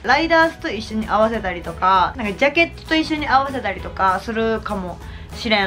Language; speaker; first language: Japanese; native; Japanese